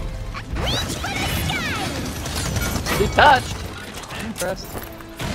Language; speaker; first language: English; native; English